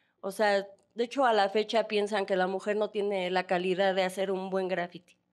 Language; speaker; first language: Spanish; native; Spanish